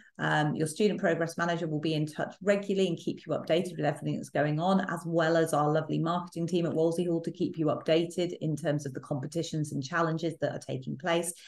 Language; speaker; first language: English; native; English